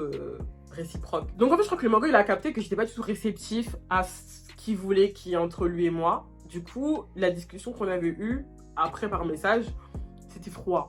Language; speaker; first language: French; native; French